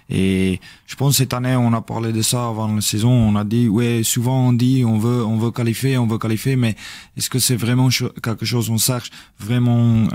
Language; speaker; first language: French; non-native, learner; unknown